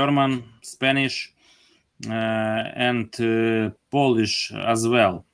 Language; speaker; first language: English; non-native, learner; Ukrainian